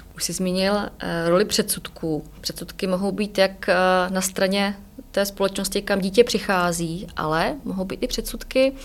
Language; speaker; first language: Czech; non-native, fluent; Russian